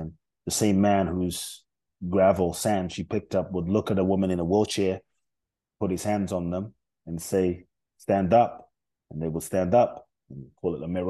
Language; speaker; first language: English; native; English